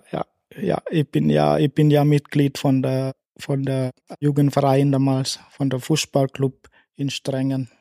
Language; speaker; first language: German; non-native, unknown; Indonesian